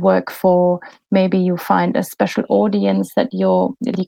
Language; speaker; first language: English; non-native, fluent; German